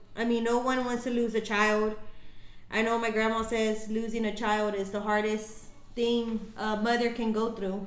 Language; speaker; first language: English; early bilingual, other home language; Spanish